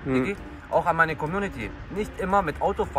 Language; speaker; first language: German; native; German